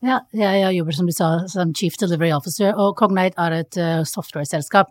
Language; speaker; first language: Norwegian; non-native, fluent; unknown